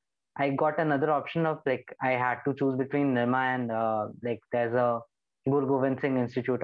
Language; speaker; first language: English; non-native, local second language; Hindi